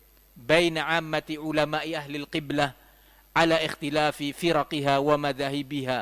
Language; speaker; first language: Arabic; non-native, fluent; Indonesian